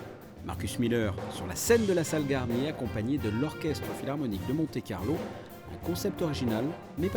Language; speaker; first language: French; native; French